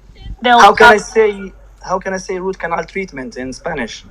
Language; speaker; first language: English; non-native, learner; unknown